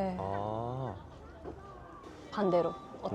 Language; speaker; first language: Korean; non-native, learner; Japanese